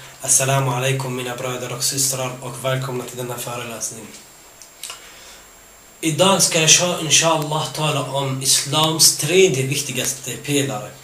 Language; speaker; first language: Swedish; early bilingual, other home language; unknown